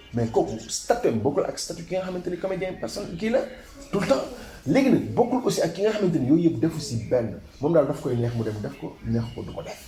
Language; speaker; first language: Wolof; native; Wolof